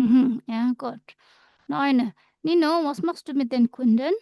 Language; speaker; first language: German; non-native, fluent; Indonesian